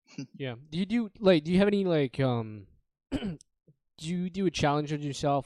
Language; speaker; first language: English; non-native, fluent; French